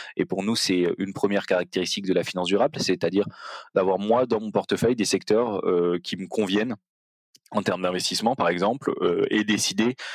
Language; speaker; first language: French; native; French